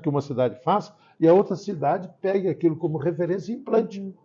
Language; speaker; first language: Portuguese; native; Portuguese